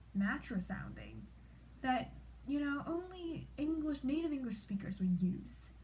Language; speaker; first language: English; early bilingual, other home language; Chinese